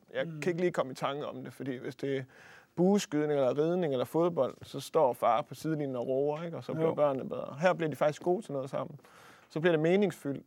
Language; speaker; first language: Danish; native; Danish